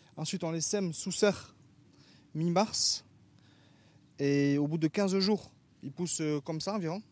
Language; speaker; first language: French; native; French